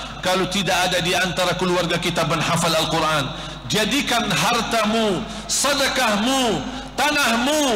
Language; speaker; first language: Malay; non-native, fluent; Arabic